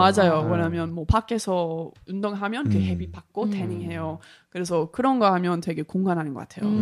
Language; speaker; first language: Korean; non-native, learner; English